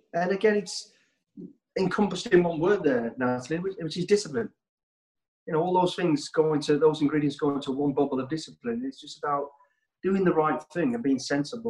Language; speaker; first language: English; native; English